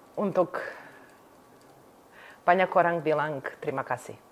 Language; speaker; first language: Indonesian; non-native, learner; Serbian